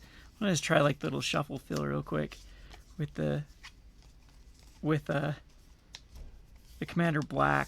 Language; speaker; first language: English; native; English